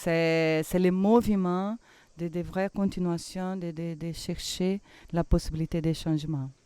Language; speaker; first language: French; non-native, fluent; Portuguese